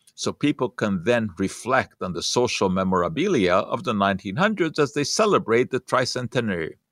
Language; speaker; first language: English; non-native, fluent; Hungarian